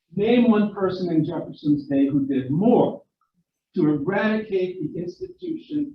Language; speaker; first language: English; non-native, fluent; Ukrainian